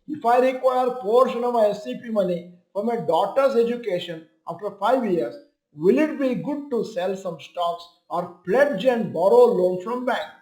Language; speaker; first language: English; non-native, local second language; Kannada